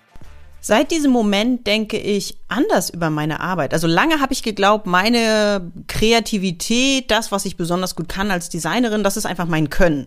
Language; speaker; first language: German; native; German